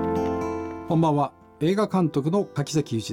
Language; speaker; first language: Japanese; native; Japanese